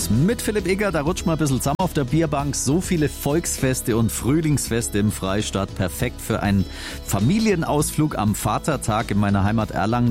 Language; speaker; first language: German; native; German